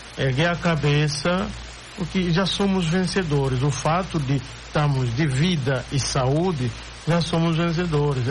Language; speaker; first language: Portuguese; non-native, local second language; Upper Guinea Crioulo